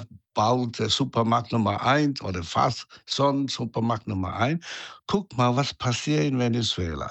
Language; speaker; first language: German; non-native, fluent; Chinese